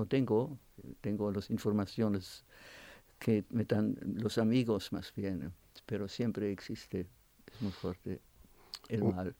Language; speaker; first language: Spanish; non-native, fluent; French